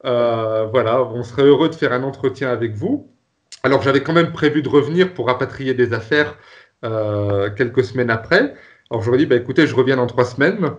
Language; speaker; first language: French; native; French